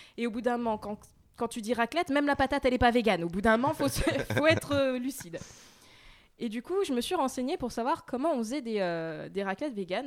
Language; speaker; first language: French; native; French